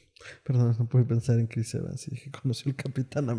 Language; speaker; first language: Spanish; native; Spanish